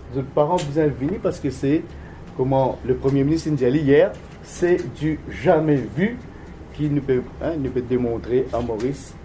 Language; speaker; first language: French; non-native, local second language; Morisyen